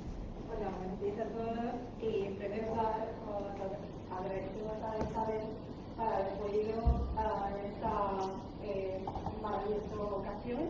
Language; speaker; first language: Spanish; non-native, learner; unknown